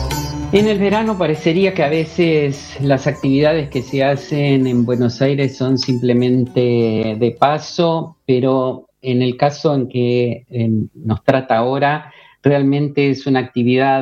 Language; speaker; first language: Spanish; native; Spanish